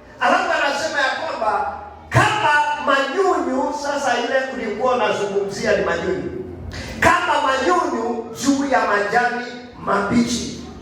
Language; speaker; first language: Swahili; non-native, local second language; Kikuyu